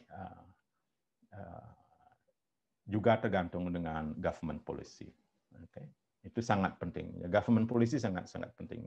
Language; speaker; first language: Indonesian; non-native, local second language; Balinese